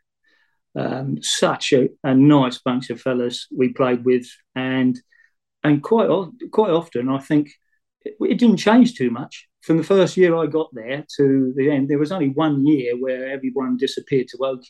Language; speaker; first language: English; native; English